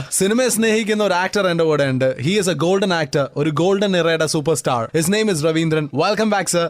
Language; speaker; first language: Malayalam; native; Malayalam